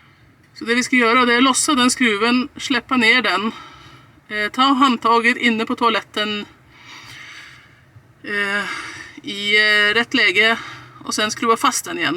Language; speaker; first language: Swedish; native; Swedish